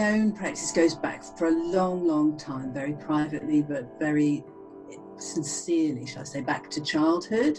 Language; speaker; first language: English; native; English